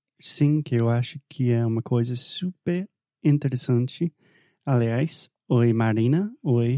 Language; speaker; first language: Portuguese; non-native, fluent; English